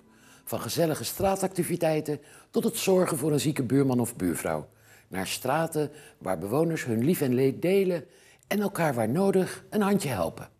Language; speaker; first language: Dutch; native; Dutch